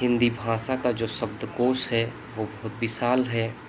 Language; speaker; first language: Hindi; native; Hindi